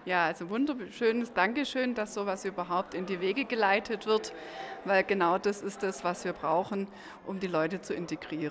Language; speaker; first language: German; native; German